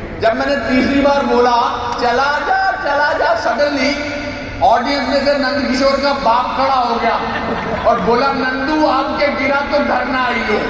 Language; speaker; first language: Hindi; native; Hindi